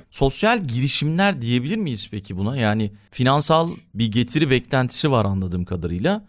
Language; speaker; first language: Turkish; native; Turkish